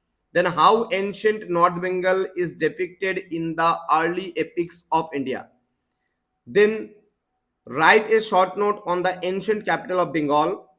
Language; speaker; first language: English; non-native, local second language; Bangla